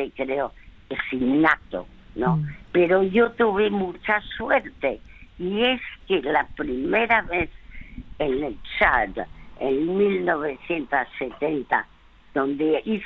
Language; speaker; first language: Spanish; early bilingual, other home language; French